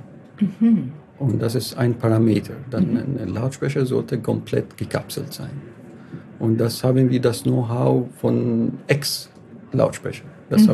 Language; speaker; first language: German; non-native, fluent; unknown